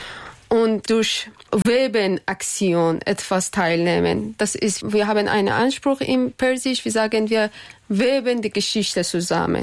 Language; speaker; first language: German; non-native, fluent; Persian